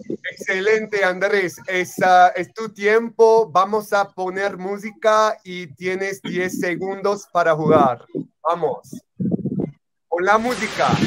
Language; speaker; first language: Spanish; non-native, learner; English